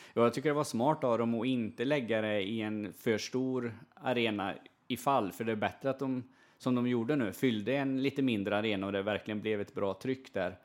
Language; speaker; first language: Swedish; native; Swedish